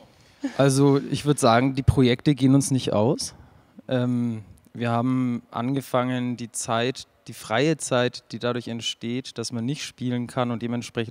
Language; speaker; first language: German; native; German